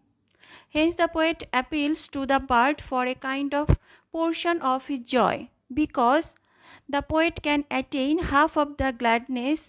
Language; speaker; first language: English; non-native, local second language; Bangla